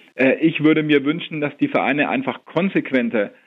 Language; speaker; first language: German; native; German